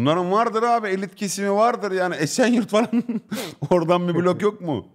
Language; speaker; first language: Turkish; native; Turkish